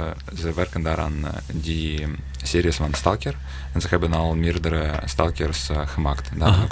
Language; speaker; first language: Dutch; non-native, fluent; Ukrainian